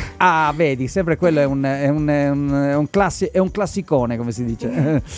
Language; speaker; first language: Italian; native; Italian